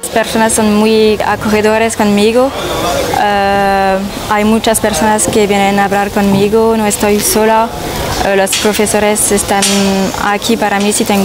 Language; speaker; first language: Spanish; non-native, fluent; French